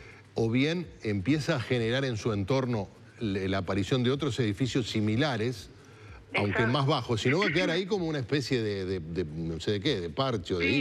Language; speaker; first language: Spanish; native; Spanish